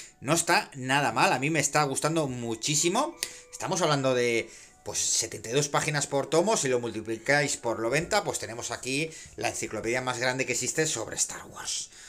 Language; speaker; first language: Spanish; native; Spanish